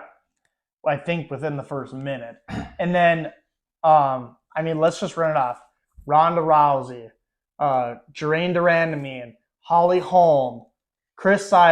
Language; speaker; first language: English; native; English